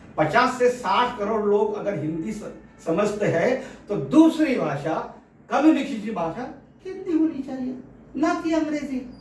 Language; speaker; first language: Hindi; native; Hindi